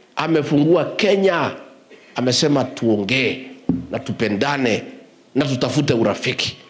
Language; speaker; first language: Swahili; non-native, local second language; Kikuyu